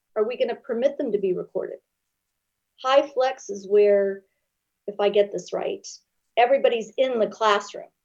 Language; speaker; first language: English; native; English